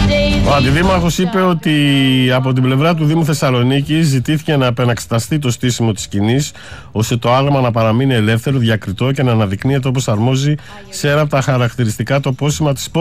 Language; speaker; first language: Greek; native; Greek